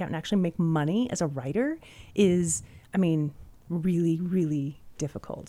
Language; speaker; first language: English; native; English